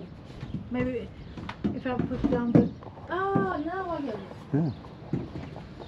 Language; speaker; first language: English; non-native, fluent; Swedish